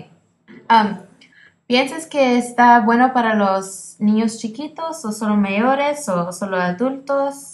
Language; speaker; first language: Spanish; early bilingual, heritage; English